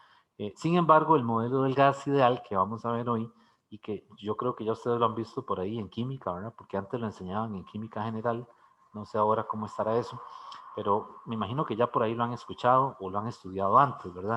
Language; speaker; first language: Spanish; native; Spanish